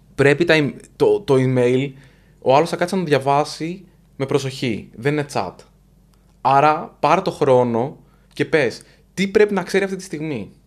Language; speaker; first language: Greek; native; Greek